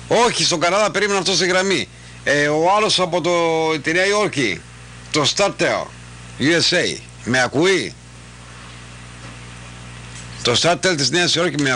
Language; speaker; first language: Greek; native; Greek